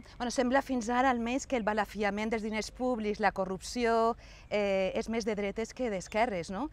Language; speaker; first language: Catalan; native; Catalan